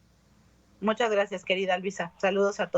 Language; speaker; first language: Spanish; native; Spanish